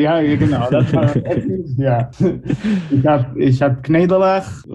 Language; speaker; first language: German; non-native, fluent; Hebrew